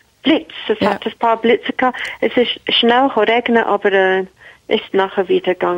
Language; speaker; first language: German; non-native, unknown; English